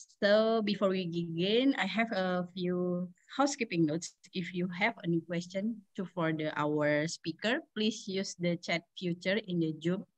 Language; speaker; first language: English; non-native, learner; Indonesian